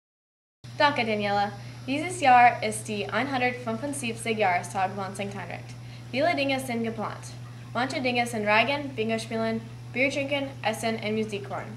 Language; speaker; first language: German; non-native, learner; English